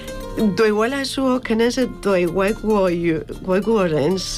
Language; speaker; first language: Chinese; non-native, fluent; Spanish